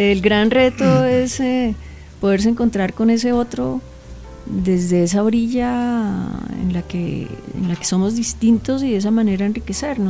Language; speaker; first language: Spanish; native; Spanish